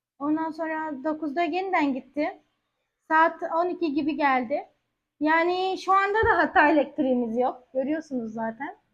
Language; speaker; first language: Turkish; native; Turkish